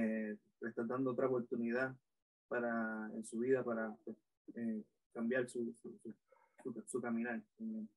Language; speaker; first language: Spanish; native; Spanish